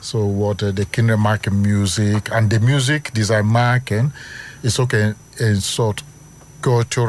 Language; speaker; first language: Dutch; non-native, learner; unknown